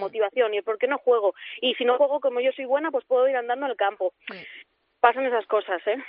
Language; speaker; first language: Spanish; native; Spanish